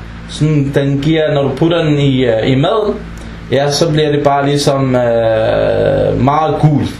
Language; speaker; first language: Danish; non-native, fluent; Arabic